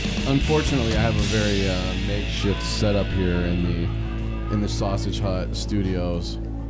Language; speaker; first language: English; native; English